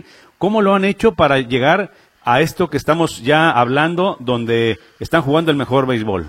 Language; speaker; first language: Spanish; native; Spanish